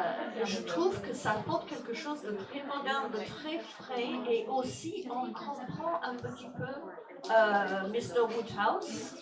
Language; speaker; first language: French; non-native, fluent; English